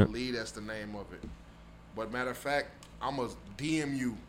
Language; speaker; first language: English; native; English